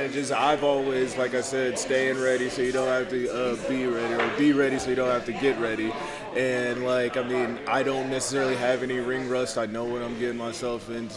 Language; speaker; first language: English; native; English